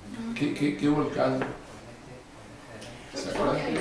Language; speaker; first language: Spanish; native; Spanish